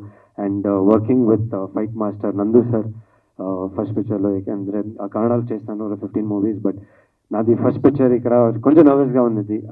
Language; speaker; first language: Telugu; non-native, learner; Kannada